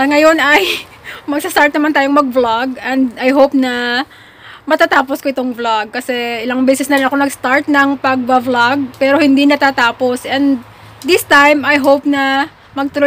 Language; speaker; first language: Filipino; non-native, local second language; Hiligaynon